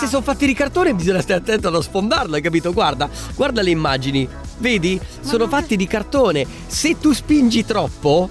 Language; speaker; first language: Italian; native; Italian